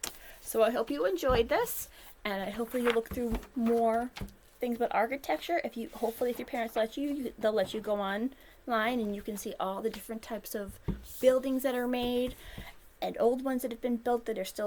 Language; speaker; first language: English; native; English